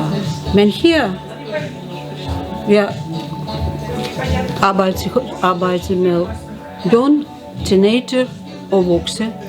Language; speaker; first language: Danish; non-native, learner; Russian